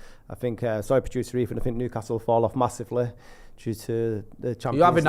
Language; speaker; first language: English; native; English